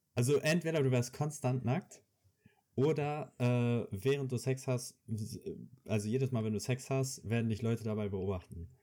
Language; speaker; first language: German; native; German